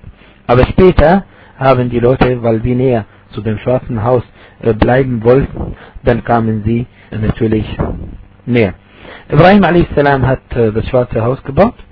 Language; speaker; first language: German; non-native, fluent; Arabic